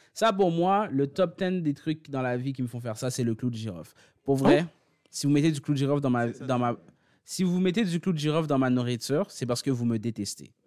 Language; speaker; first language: French; early bilingual, other home language; Haitian Creole